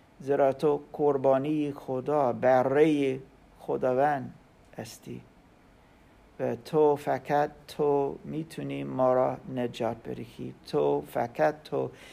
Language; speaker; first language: Persian; non-native, learner; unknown